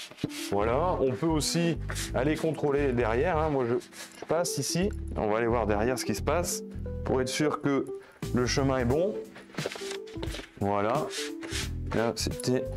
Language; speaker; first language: French; native; French